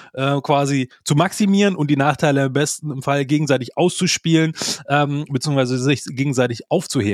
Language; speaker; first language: German; native; German